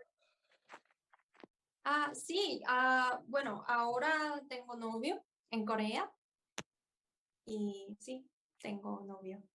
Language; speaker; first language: Spanish; non-native, fluent; Korean